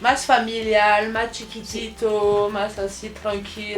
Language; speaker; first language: Spanish; non-native, fluent; French